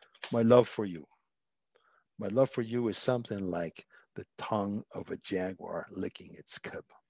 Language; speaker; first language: English; non-native, fluent; Spanish